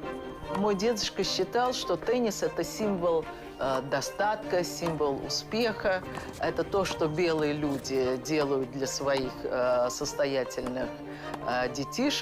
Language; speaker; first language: Russian; native; Russian